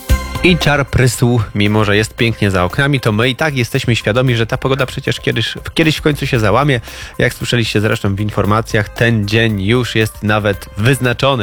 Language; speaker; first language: Polish; native; Polish